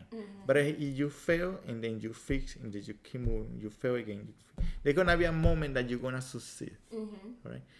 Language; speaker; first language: English; non-native, fluent; Spanish